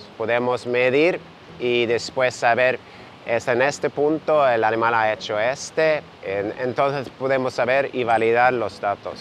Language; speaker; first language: Spanish; non-native, fluent; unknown